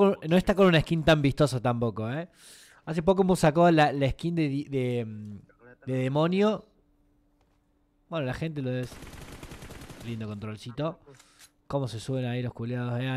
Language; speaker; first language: Spanish; native; Spanish